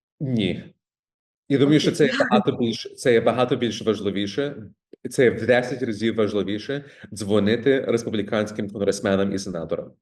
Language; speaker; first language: Ukrainian; early bilingual, heritage; Ukrainian